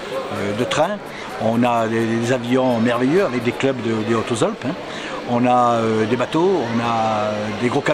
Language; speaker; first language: French; native; French